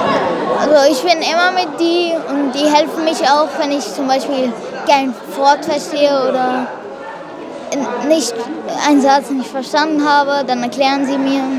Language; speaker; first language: German; early bilingual, other home language; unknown